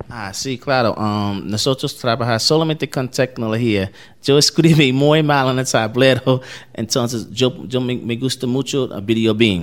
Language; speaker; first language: Spanish; non-native, learner; English